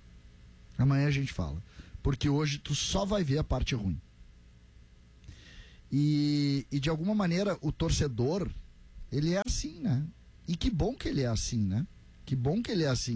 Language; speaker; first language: Portuguese; native; Portuguese